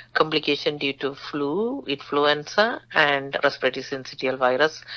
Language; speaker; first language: English; non-native, local second language; Tamil